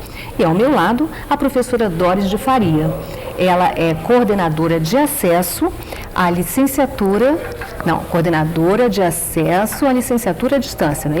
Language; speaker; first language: Portuguese; native; Portuguese